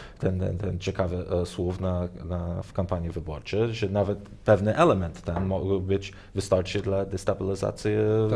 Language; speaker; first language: Polish; non-native, learner; English